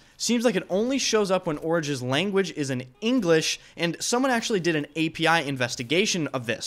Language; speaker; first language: English; native; English